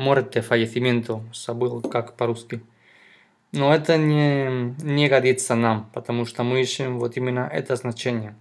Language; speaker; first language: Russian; non-native, fluent; Spanish